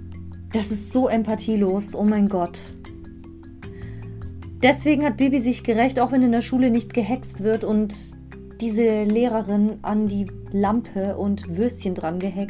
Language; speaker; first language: German; native; German